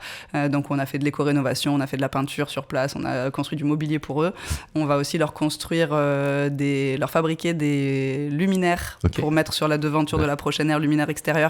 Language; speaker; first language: French; native; French